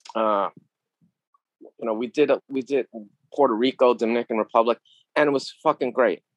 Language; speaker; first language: English; native; English